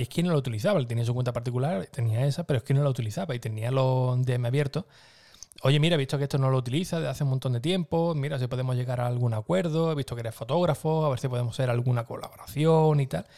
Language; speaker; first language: Spanish; native; Spanish